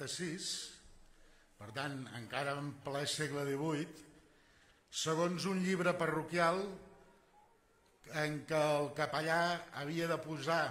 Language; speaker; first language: Catalan; native; Catalan